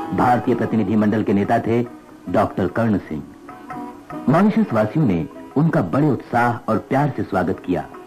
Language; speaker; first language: Hindi; native; Hindi